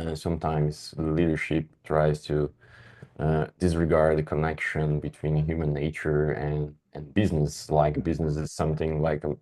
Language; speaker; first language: English; non-native, fluent; Portuguese